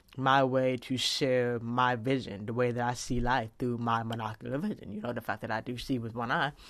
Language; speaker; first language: English; native; English